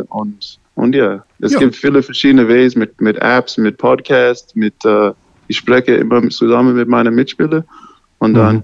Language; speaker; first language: German; non-native, learner; English